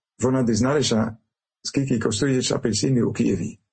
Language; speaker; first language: Ukrainian; non-native, learner; French